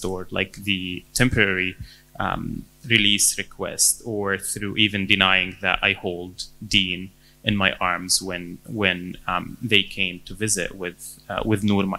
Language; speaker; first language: English; non-native, fluent; Arabic